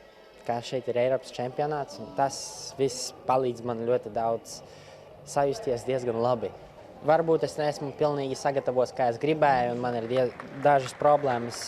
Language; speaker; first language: Latvian; non-native, local second language; Russian